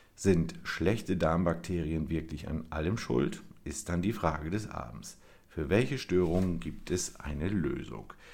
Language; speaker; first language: German; native; German